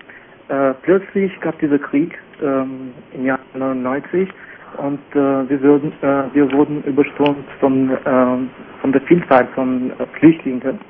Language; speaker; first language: German; non-native, fluent; Albanian